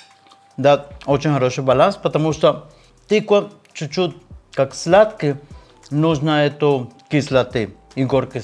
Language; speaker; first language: Russian; non-native, learner; Spanish